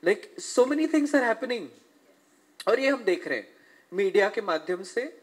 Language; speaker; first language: Hindi; non-native, local second language; Marathi